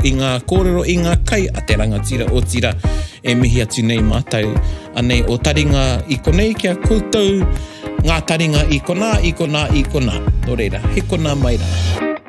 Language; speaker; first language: Māori; non-native, local second language; English